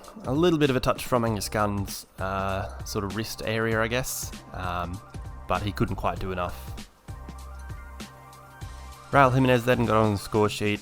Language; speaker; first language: English; native; English